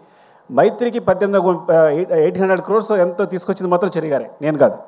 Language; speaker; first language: Telugu; native; Telugu